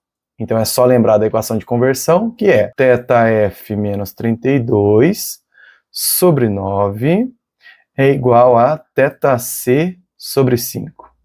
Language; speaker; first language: Portuguese; native; Portuguese